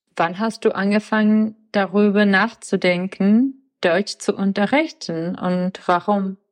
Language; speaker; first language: German; non-native, fluent; Czech